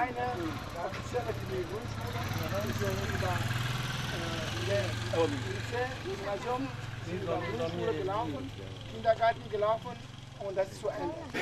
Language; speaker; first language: German; non-native, learner; Ewe